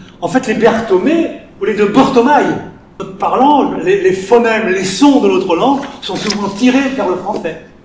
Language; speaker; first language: French; native; French